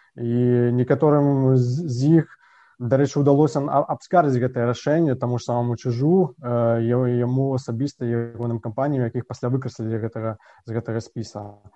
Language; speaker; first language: Belarusian; native; Belarusian